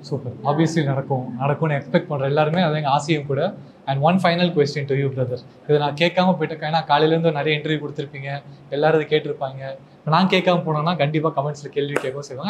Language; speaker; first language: Tamil; native; Tamil